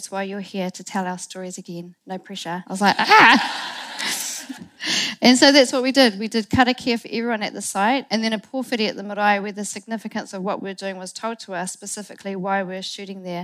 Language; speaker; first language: English; native; English